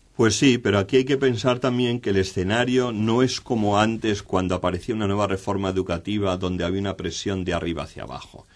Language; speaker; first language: Spanish; native; Spanish